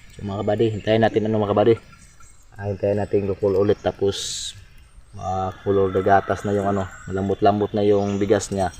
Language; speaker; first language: Filipino; non-native, local second language; Cebuano